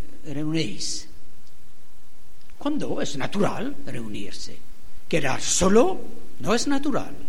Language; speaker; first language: Spanish; non-native, fluent; French